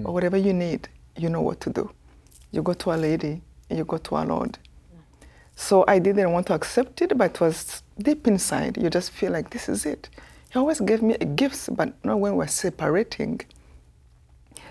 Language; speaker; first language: English; non-native, local second language; Kinyarwanda